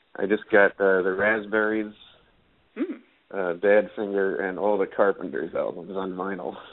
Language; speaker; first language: English; native; English